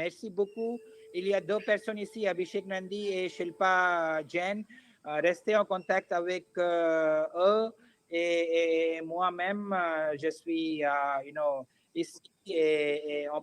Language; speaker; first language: French; non-native, learner; Hindi